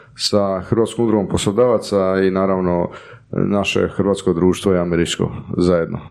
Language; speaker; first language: Croatian; native; Croatian